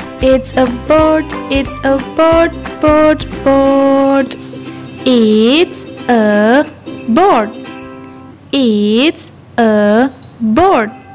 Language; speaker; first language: English; non-native, fluent; Indonesian